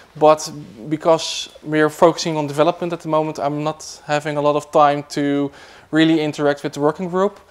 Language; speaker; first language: English; non-native, fluent; Dutch